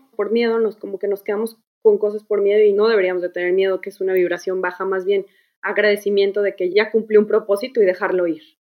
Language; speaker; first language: Spanish; native; Spanish